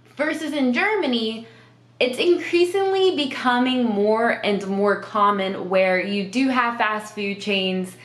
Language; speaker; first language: English; native; English